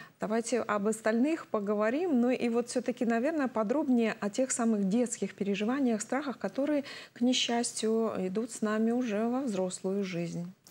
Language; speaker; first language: Russian; native; Russian